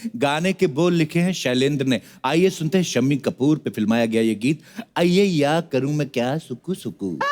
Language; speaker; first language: Hindi; non-native, local second language; Punjabi